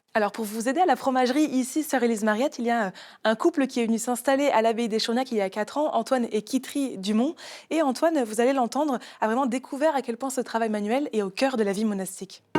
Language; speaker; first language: French; native; French